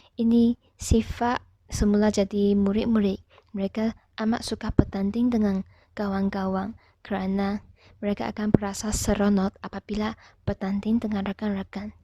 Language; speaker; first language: Malay; non-native, local second language; Chinese